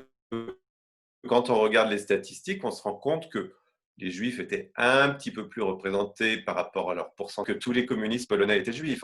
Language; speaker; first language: French; native; French